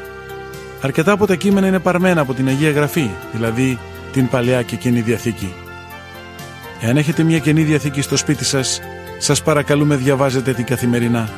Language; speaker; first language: Greek; native; Greek